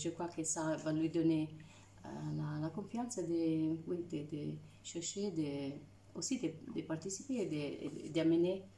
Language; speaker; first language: French; non-native, fluent; Italian